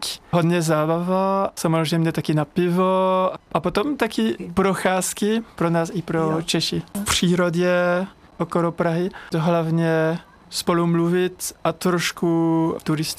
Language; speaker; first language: Czech; non-native, fluent; French